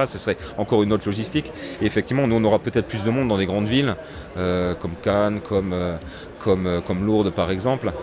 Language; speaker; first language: French; native; French